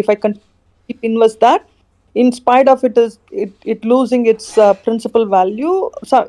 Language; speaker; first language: English; non-native, fluent; Khmer